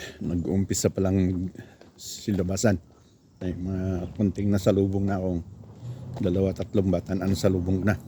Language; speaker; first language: Filipino; non-native, local second language; Iloko